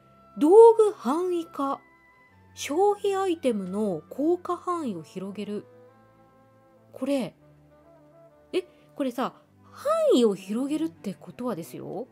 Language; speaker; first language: Japanese; native; Japanese